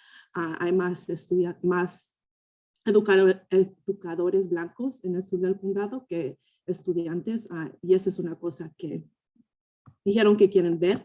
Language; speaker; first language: Spanish; early bilingual, heritage; Spanish